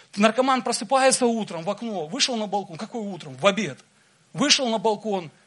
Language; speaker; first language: Russian; native; Russian